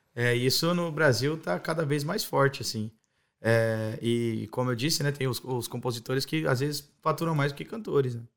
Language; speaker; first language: Portuguese; native; Portuguese